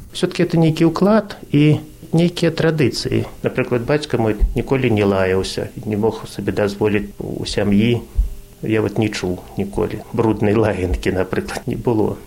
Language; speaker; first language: Belarusian; non-native, local second language; Russian